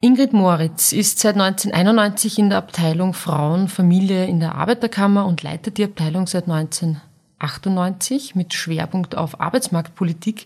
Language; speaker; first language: German; native; German